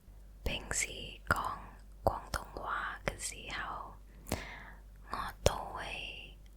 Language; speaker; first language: Cantonese; non-native, local second language; Chinese